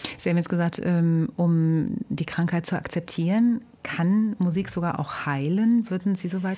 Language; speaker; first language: German; native; German